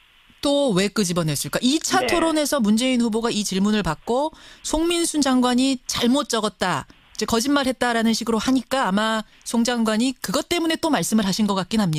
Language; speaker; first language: Korean; native; Korean